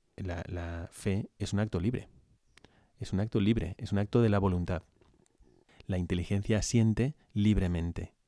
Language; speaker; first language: Spanish; native; Spanish